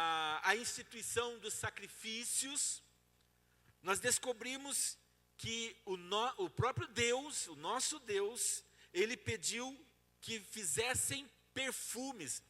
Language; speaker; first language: Portuguese; native; Portuguese